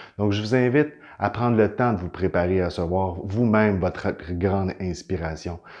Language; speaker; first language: French; native; French